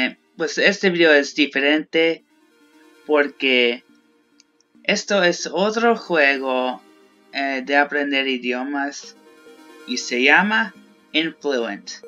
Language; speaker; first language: Spanish; non-native, learner; English